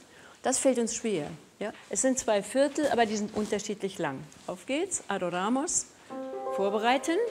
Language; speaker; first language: German; native; German